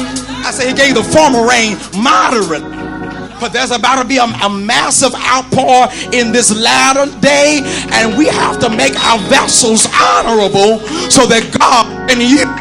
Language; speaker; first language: English; native; English